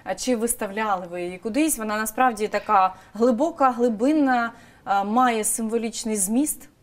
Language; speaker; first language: Ukrainian; native; Ukrainian